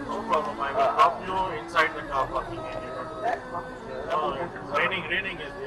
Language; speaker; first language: English; non-native, fluent; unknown